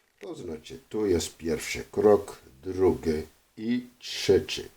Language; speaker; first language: Polish; non-native, fluent; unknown